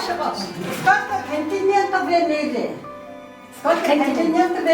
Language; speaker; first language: Russian; non-native, fluent; Mongolian